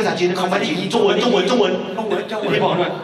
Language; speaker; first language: Chinese; non-native, learner; Thai